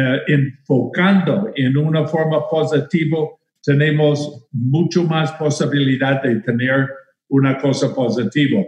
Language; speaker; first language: Spanish; non-native, fluent; English